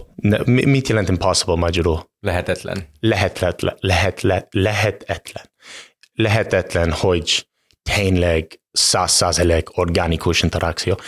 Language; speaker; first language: Hungarian; non-native, learner; English